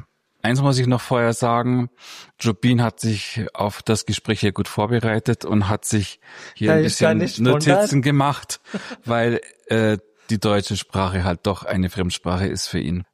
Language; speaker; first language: German; native; German